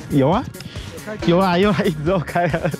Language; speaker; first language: Chinese; native; Chinese